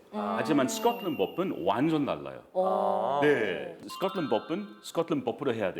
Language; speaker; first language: Korean; non-native, fluent; English